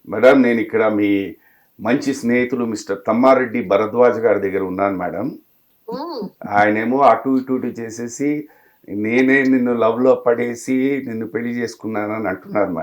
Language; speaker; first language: Telugu; native; Telugu